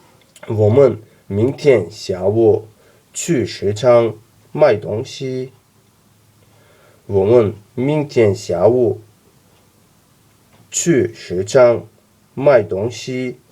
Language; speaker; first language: Chinese; non-native, learner; Azerbaijani